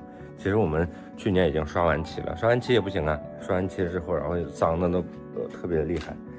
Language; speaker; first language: Chinese; native; Chinese